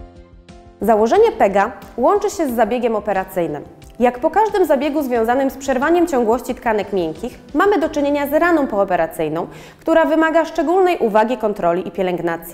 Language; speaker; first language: Polish; native; Polish